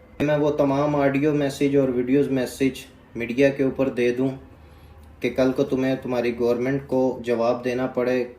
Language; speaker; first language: Urdu; non-native, local second language; Punjabi